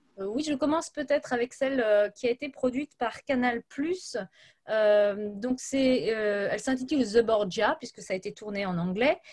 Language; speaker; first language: French; non-native, fluent; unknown